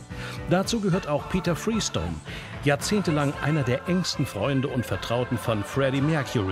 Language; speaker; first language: German; native; German